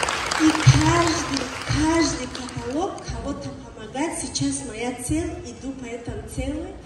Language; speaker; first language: Russian; non-native, learner; Tajik